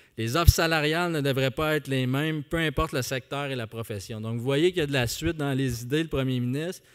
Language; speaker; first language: French; native; French